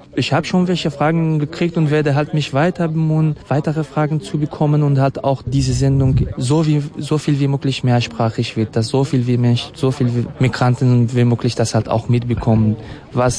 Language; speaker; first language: German; non-native, fluent; Kurdish